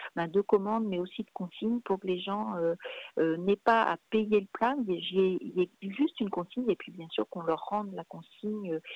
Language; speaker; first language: French; native; French